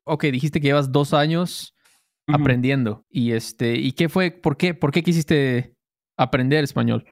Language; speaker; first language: Spanish; native; Spanish